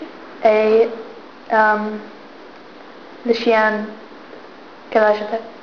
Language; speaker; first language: French; non-native, learner; English